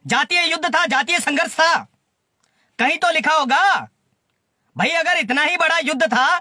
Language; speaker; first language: Hindi; native; Hindi